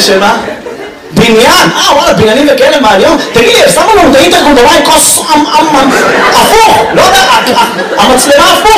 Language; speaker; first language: Hebrew; native; Hebrew